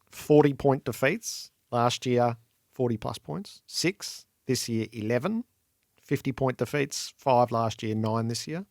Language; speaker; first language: English; native; English